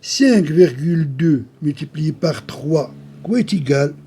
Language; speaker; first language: French; non-native, local second language; Arabic